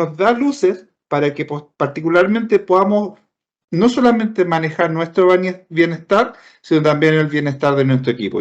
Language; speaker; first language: Spanish; native; Spanish